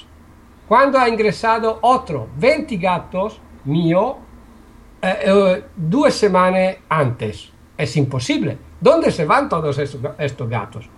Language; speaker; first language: Spanish; non-native, learner; Italian